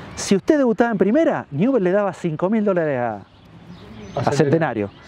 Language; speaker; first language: Spanish; native; Spanish